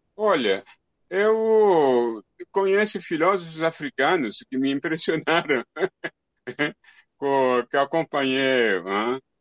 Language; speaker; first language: Portuguese; non-native, fluent; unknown